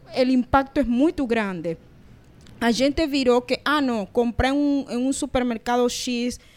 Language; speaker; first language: Portuguese; non-native, learner; Spanish